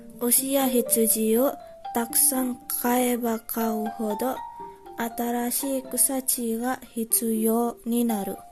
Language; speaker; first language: Japanese; non-native, learner; Indonesian